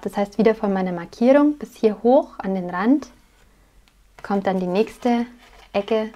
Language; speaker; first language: German; native; German